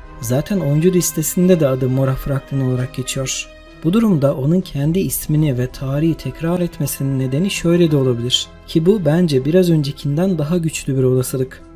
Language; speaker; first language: Turkish; native; Turkish